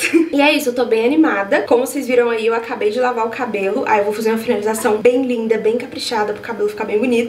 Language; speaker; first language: Portuguese; native; Portuguese